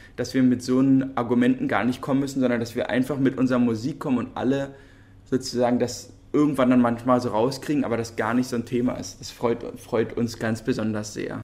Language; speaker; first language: German; native; German